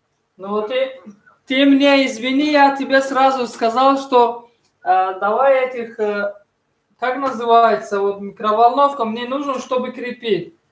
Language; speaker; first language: Russian; non-native, fluent; Tajik